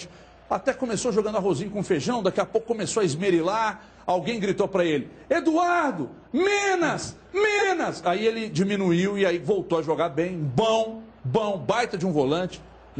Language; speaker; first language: Portuguese; native; Portuguese